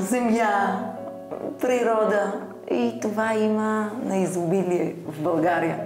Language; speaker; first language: Bulgarian; non-native, fluent; Hebrew